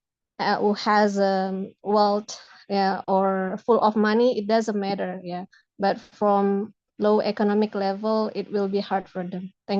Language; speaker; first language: English; non-native, local second language; Indonesian